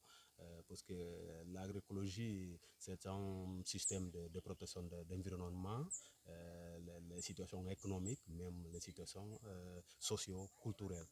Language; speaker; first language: French; non-native, learner; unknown